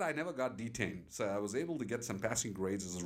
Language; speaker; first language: English; native; English